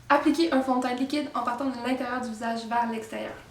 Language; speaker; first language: French; native; French